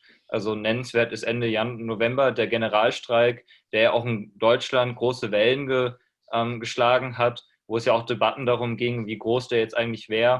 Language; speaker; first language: German; native; German